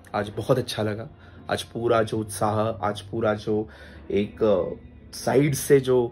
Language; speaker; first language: Hindi; non-native, local second language; Marathi